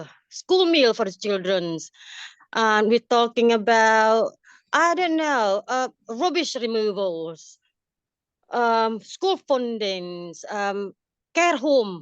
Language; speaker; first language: English; non-native, fluent; Indonesian